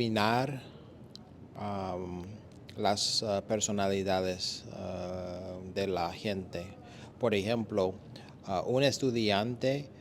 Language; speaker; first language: Spanish; non-native, learner; English